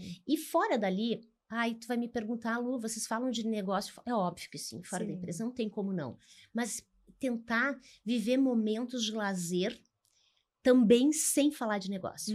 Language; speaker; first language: Portuguese; native; Portuguese